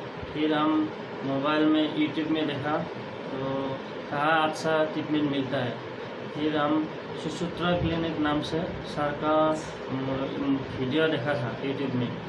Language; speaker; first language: Hindi; non-native, local second language; Assamese